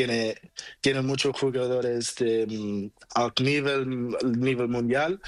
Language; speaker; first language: Spanish; non-native, learner; Portuguese